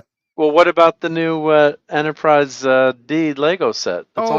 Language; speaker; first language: English; native; English